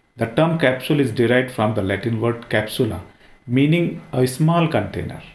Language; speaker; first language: English; non-native, local second language; Hindi